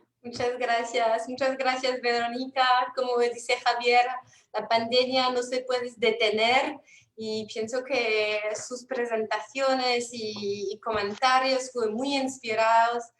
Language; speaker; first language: Spanish; non-native, fluent; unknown